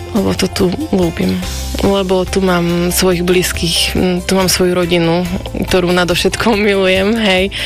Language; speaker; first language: Slovak; non-native, local second language; Hungarian